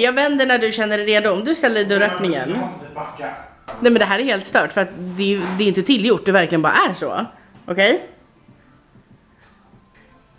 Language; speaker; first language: Swedish; native; Swedish